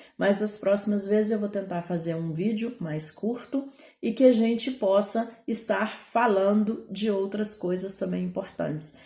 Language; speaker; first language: Portuguese; native; Portuguese